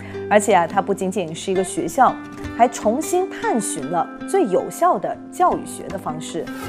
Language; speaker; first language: Chinese; native; Chinese